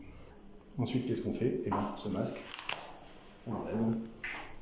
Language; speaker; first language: French; native; French